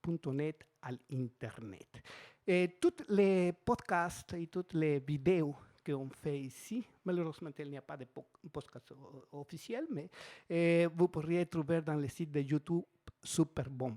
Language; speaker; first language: French; non-native, fluent; Spanish